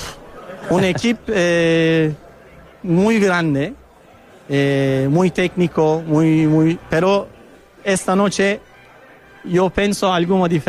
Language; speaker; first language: Spanish; non-native, learner; Turkish